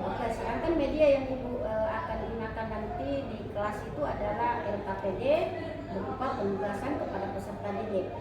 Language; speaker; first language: Indonesian; native; Indonesian